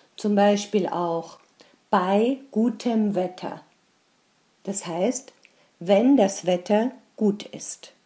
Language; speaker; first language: German; native; German